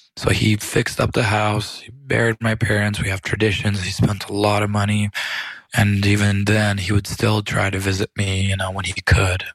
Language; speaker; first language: English; early bilingual, other home language; Romanian